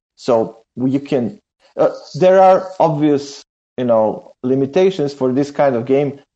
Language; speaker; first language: English; non-native, fluent; Serbian